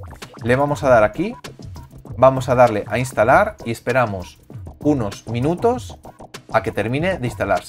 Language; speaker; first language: Spanish; native; Spanish